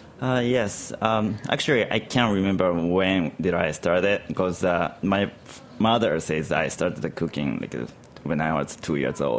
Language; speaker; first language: English; non-native, learner; Japanese